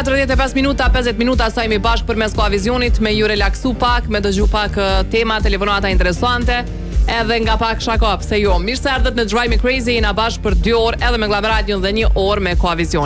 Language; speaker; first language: Albanian; native; Albanian